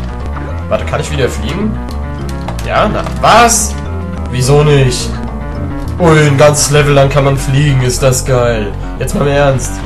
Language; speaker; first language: German; native; German